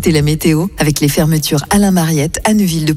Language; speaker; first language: French; native; French